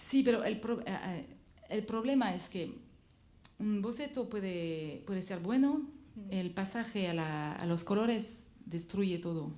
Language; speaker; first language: Spanish; non-native, learner; French